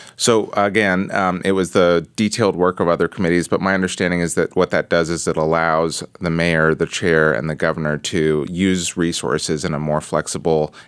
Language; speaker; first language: English; native; English